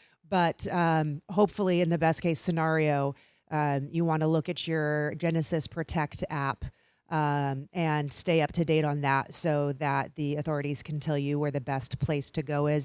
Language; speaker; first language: English; native; English